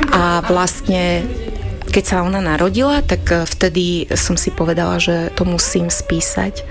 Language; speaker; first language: Slovak; non-native, local second language; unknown